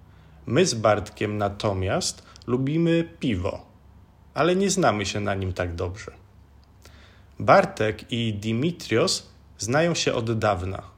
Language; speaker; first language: Polish; non-native, fluent; Czech